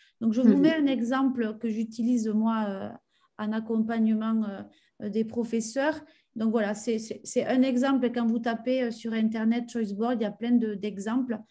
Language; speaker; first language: French; native; French